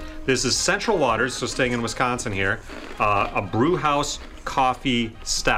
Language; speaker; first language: English; native; English